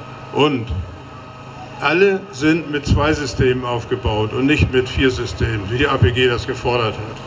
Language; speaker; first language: German; native; German